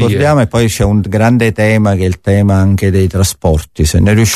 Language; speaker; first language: Italian; native; Italian